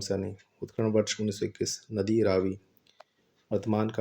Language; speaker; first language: Hindi; native; Hindi